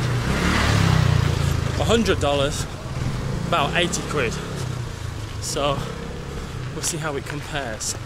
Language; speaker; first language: English; native; English